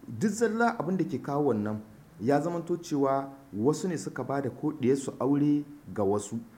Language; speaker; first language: Hausa; native; Hausa